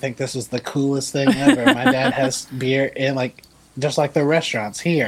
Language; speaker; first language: English; native; English